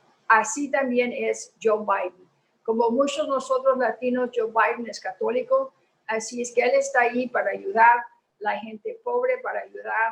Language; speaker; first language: Spanish; early bilingual, heritage; Spanish